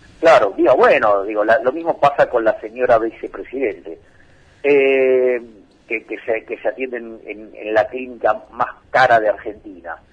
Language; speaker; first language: Spanish; native; Spanish